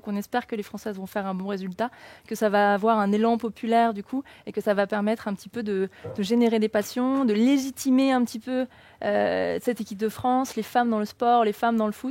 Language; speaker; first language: French; native; French